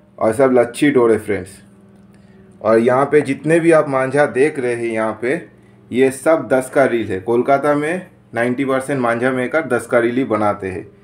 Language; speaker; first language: Hindi; non-native, local second language; Bangla